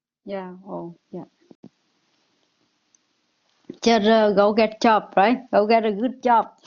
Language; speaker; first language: English; non-native, learner; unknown